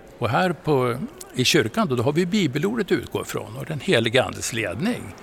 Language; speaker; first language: Swedish; native; Swedish